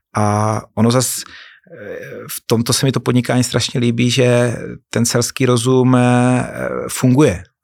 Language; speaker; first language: Czech; native; Czech